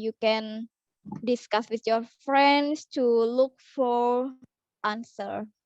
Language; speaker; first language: English; non-native, learner; Indonesian